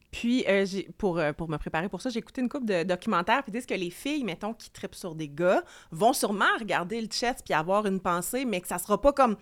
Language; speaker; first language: French; native; French